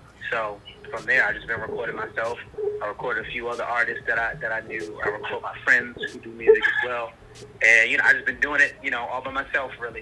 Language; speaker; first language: English; native; English